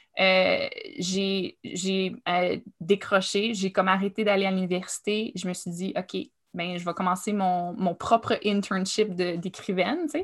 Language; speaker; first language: French; native; French